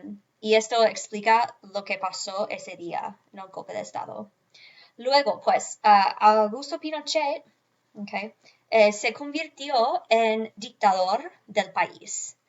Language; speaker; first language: Spanish; non-native, fluent; English